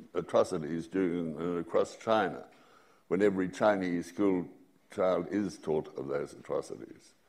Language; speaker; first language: English; native; English